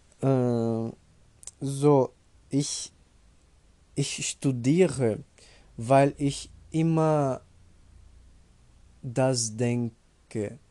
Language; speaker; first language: German; non-native, learner; Portuguese